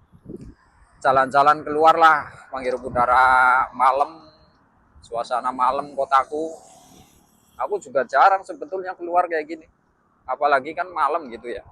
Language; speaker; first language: Indonesian; non-native, local second language; Javanese